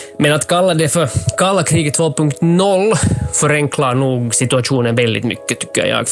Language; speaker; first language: Swedish; native; Swedish